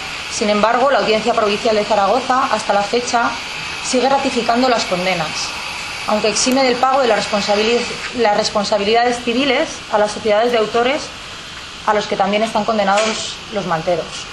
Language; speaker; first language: Spanish; native; Spanish